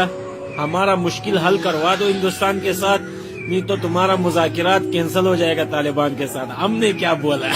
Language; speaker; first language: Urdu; non-native, fluent; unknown